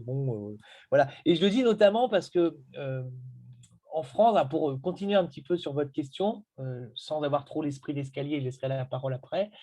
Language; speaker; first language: French; native; French